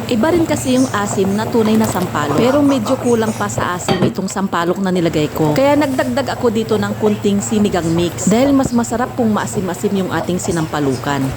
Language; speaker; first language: Filipino; non-native, local second language; Iloko